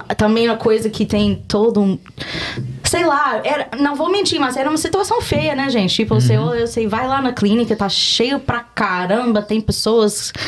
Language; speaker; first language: Portuguese; non-native, fluent; English